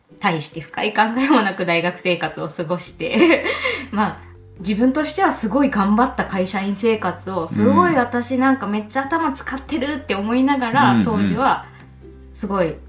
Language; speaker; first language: Japanese; native; Japanese